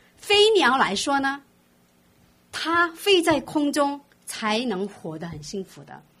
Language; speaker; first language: Chinese; non-native, fluent; Korean